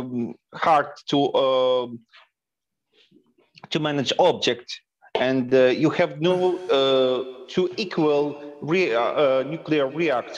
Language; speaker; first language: English; non-native, fluent; Ukrainian